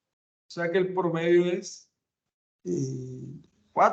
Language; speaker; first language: Spanish; native; Spanish